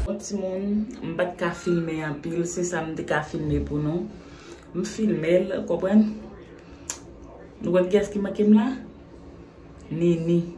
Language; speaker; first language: French; non-native, learner; Haitian Creole